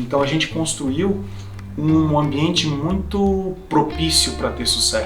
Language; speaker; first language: Portuguese; native; Portuguese